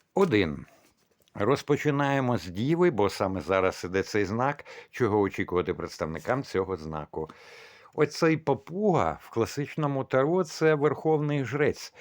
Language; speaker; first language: Ukrainian; non-native, local second language; Russian